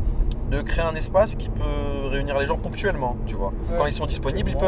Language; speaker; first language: French; native; French